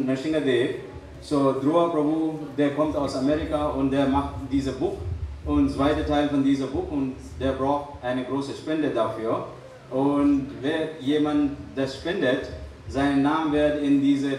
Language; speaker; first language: German; non-native, learner; Hindi